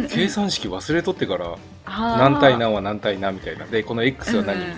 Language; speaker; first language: Japanese; native; Japanese